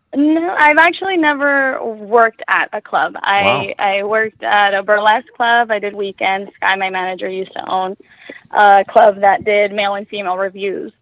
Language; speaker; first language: English; early bilingual, other home language; Spanish